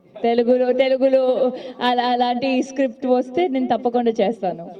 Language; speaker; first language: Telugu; non-native, fluent; Hindi